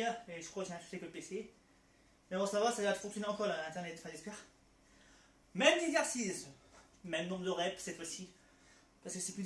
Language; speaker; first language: French; native; French